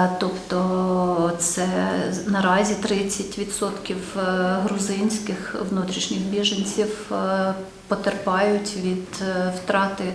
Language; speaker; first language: Ukrainian; native; Ukrainian